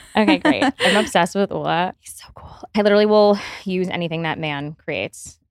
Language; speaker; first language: English; native; English